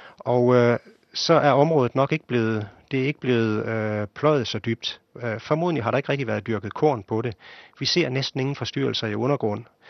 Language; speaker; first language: Danish; native; Danish